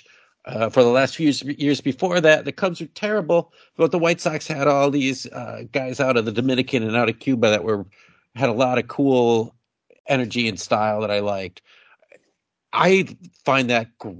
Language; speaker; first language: English; native; English